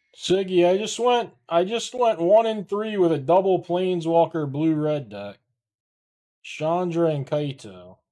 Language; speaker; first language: English; native; English